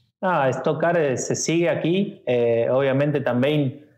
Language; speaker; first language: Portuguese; non-native, learner; Spanish